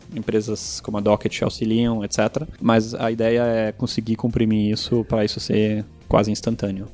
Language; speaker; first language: Portuguese; non-native, fluent; German